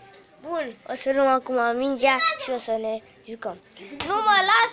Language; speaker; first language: Romanian; early bilingual, heritage; Romanian